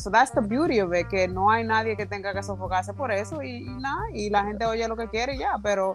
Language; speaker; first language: Spanish; early bilingual, heritage; Spanish